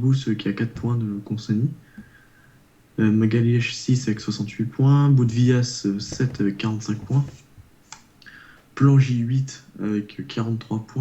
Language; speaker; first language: French; native; French